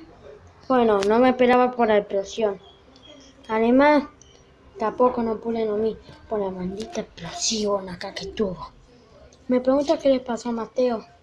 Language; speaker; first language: Spanish; native; Spanish